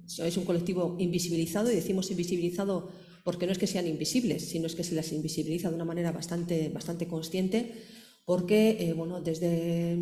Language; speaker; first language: Spanish; native; Spanish